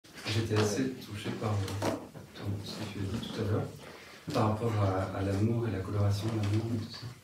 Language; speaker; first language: French; native; French